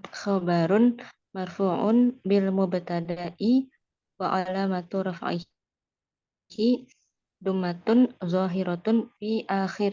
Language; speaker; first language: Arabic; non-native, learner; Indonesian